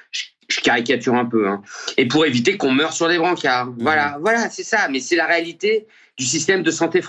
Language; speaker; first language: French; native; French